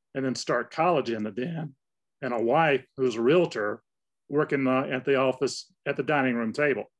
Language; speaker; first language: English; native; English